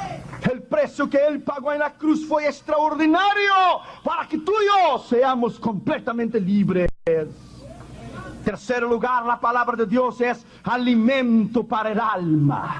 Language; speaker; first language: Spanish; non-native, fluent; Portuguese